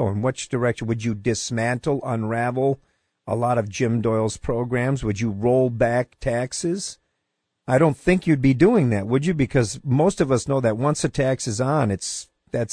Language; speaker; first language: English; native; English